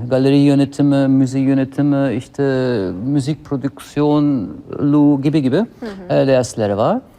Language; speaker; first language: Turkish; non-native, fluent; German